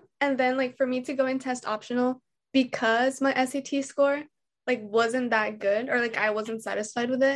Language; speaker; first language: English; native; English